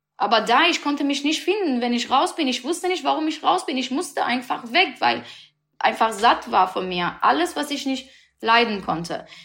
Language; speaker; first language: German; non-native, learner; Persian